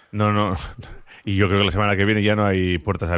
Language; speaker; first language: Spanish; native; Spanish